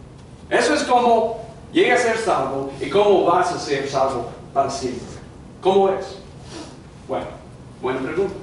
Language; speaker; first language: Spanish; non-native, fluent; English